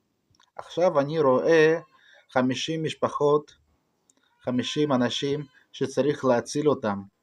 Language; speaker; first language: Hebrew; non-native, fluent; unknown